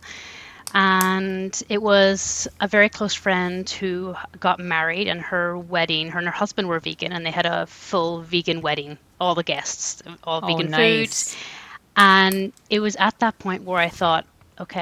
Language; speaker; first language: English; native; English